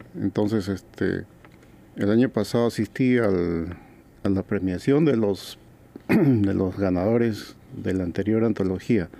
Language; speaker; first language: Spanish; native; Spanish